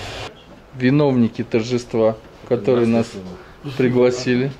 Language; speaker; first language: Russian; native; Russian